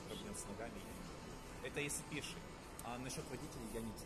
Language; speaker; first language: Russian; native; Russian